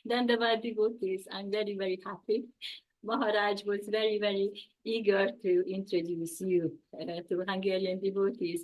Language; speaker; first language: English; non-native, learner; Hungarian